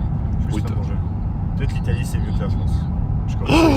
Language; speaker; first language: French; native; French